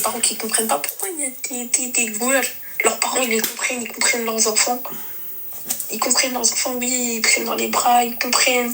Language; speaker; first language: French; native; French